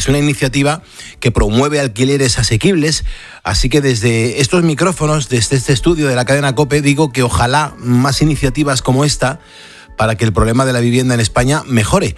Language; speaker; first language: Spanish; native; Spanish